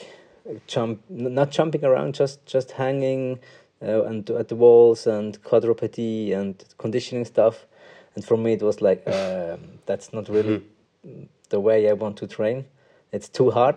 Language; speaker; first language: English; non-native, fluent; Swiss German